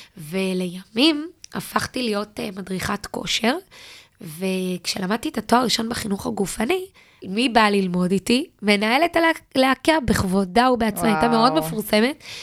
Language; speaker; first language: Hebrew; native; Hebrew